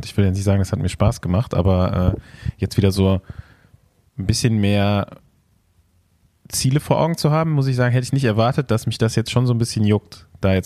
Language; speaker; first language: German; native; German